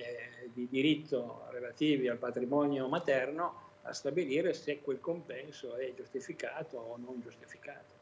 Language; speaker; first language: Italian; native; Italian